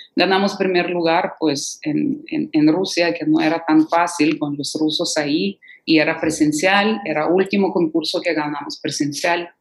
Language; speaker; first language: Spanish; non-native, fluent; Ukrainian